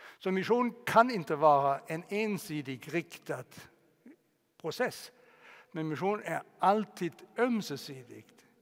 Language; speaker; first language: Swedish; non-native, fluent; German